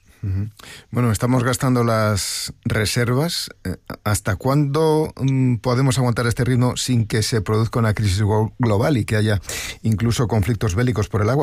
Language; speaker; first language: Spanish; native; Spanish